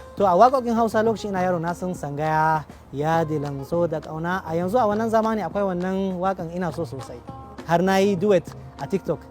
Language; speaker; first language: Hausa; non-native, local second language; Arabic